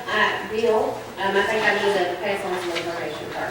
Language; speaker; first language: English; native; English